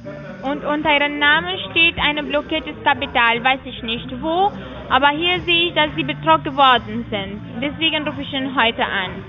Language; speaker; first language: German; non-native, fluent; Russian